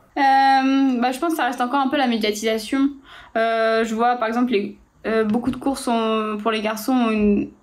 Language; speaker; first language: French; native; French